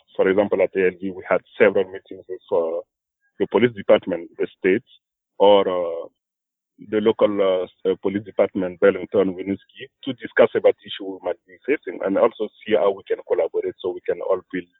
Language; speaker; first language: English; non-native, fluent; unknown